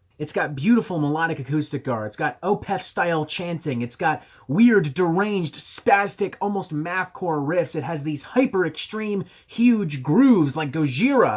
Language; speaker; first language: English; native; English